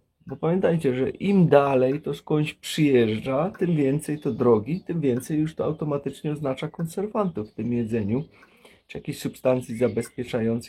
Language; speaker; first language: Polish; native; Polish